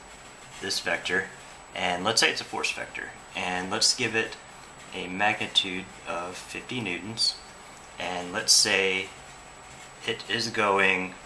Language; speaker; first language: English; native; English